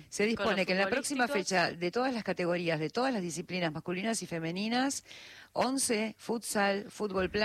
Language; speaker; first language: Spanish; native; Spanish